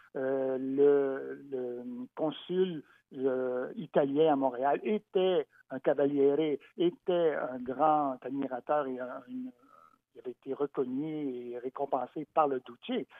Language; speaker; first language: French; native; French